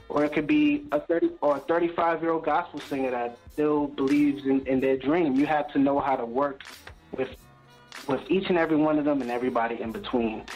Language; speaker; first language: English; native; English